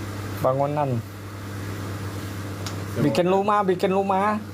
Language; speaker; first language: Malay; non-native, local second language; Hakka Chinese